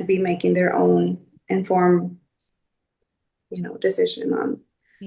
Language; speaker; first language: English; native; English